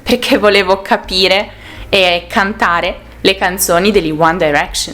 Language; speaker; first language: Italian; native; Italian